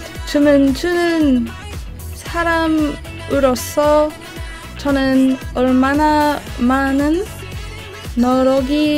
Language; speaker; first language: Korean; non-native, learner; English